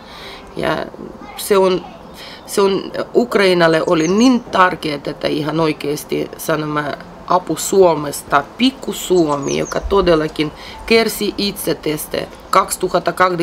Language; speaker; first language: Finnish; non-native, learner; Ukrainian